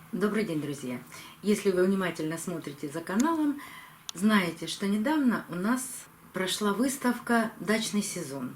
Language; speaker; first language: Russian; native; Russian